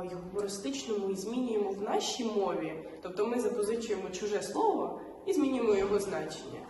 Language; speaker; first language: Ukrainian; non-native, local second language; Russian